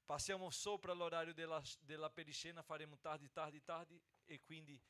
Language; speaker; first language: Italian; non-native, fluent; Portuguese